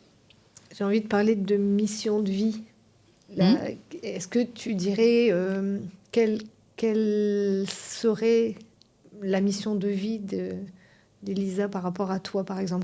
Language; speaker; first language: French; native; French